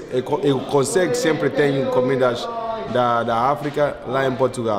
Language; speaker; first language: Portuguese; non-native, learner; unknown